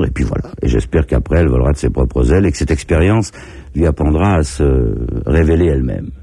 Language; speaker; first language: French; native; French